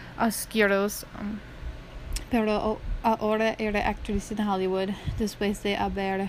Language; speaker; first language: Spanish; non-native, learner; English